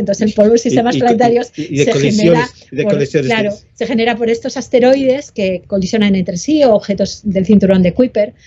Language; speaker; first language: Spanish; native; Spanish